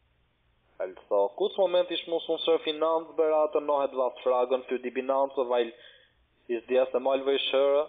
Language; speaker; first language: German; non-native, learner; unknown